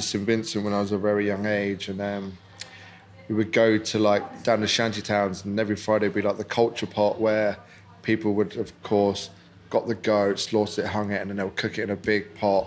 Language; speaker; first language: English; native; English